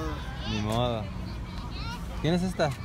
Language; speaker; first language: Spanish; native; Spanish